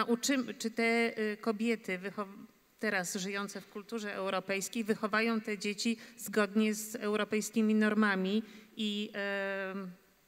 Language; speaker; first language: Polish; native; Polish